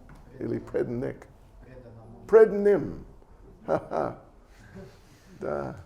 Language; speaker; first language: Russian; non-native, learner; English